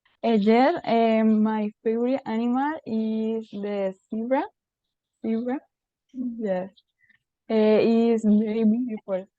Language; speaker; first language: English; non-native, learner; Spanish